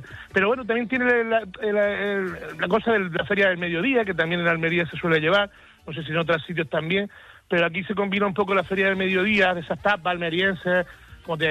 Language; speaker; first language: Spanish; native; Spanish